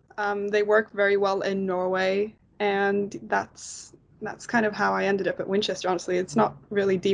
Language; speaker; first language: English; non-native, fluent; Norwegian